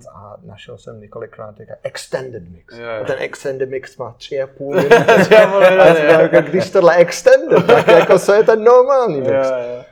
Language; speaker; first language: Czech; non-native, fluent; English